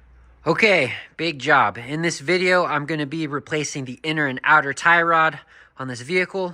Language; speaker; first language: English; native; English